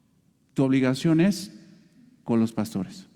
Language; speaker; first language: Spanish; native; Spanish